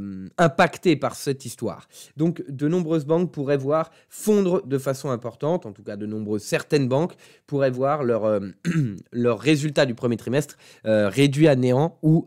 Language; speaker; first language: French; native; French